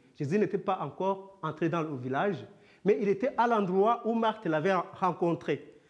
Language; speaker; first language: French; non-native, local second language; Kinyarwanda